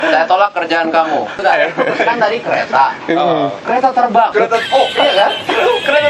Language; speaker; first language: Indonesian; non-native, fluent; Korean